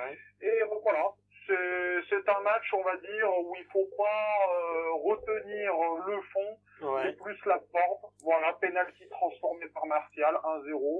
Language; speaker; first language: French; native; French